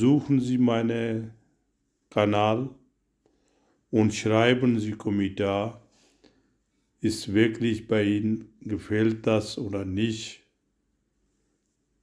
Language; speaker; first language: German; non-native, learner; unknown